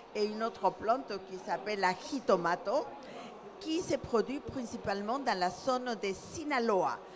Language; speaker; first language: French; non-native, fluent; Spanish